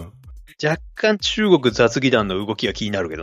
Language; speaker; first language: Japanese; native; Japanese